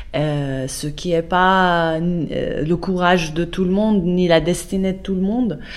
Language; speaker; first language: French; non-native, fluent; Persian